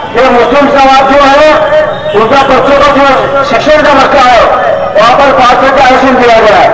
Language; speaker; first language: Hindi; non-native, local second language; Urdu